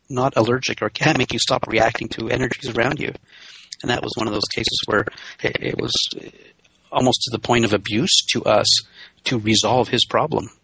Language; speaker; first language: English; native; English